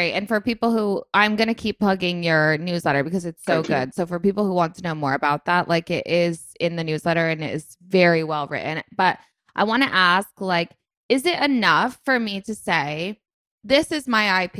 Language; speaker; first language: English; native; English